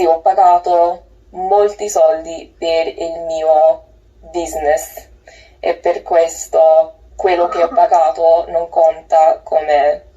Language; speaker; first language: Italian; non-native, learner; English